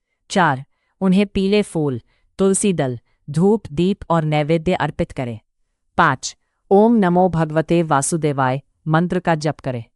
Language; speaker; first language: Hindi; native; Hindi